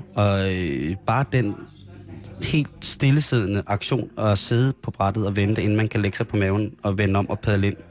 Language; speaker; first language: Danish; non-native, fluent; French